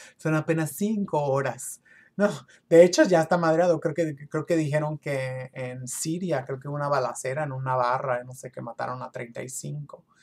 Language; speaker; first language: Spanish; early bilingual, other home language; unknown